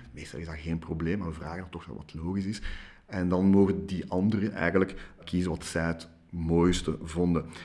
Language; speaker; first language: Dutch; non-native, local second language; French